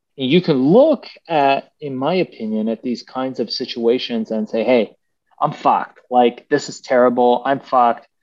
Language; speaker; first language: English; early bilingual, other home language; Persian